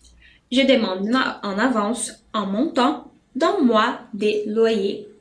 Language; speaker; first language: French; non-native, fluent; Portuguese